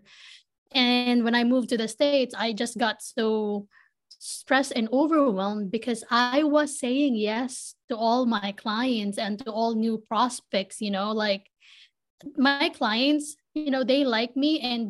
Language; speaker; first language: English; non-native, local second language; Filipino